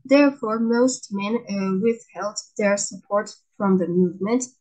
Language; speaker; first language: English; non-native, fluent; Azerbaijani